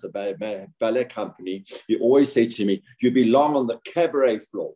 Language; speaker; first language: English; native; English